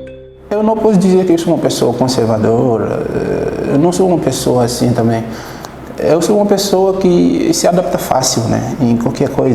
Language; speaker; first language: Portuguese; non-native, fluent; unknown